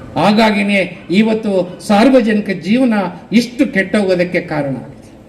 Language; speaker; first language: Kannada; non-native, local second language; Telugu